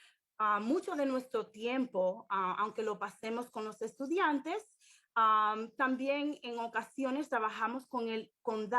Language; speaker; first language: Spanish; early bilingual, heritage; English